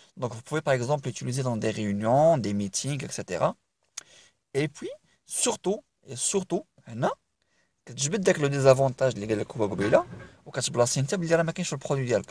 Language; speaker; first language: French; non-native, local second language; Arabic